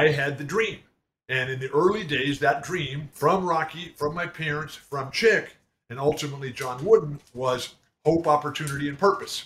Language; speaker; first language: English; native; English